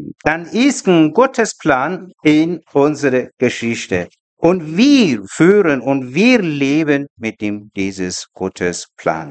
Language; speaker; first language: German; non-native, learner; Persian